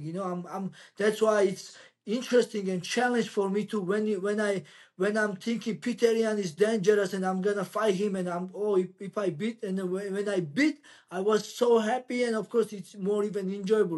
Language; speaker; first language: English; non-native, learner; Georgian